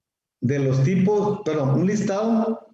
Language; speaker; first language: Spanish; native; Spanish